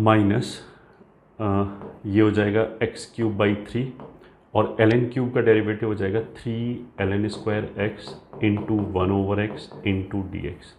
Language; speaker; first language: Hindi; native; Hindi